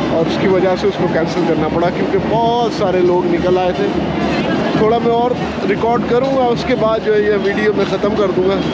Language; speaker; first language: Urdu; native; Urdu